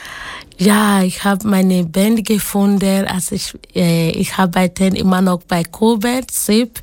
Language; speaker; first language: German; non-native, learner; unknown